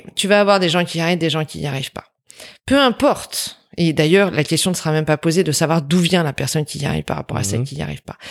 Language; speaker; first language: French; native; French